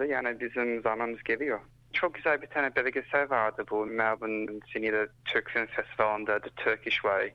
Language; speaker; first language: Turkish; early bilingual, heritage; Turkish